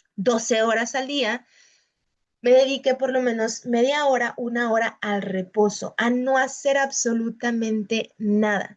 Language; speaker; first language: Spanish; native; Spanish